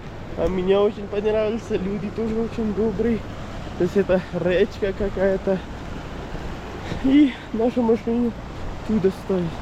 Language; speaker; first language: Russian; non-native, learner; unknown